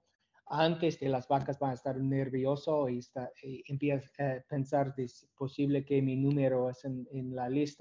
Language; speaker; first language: Spanish; non-native, learner; English